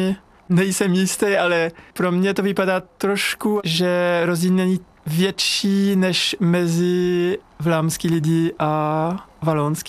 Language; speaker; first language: Czech; non-native, fluent; French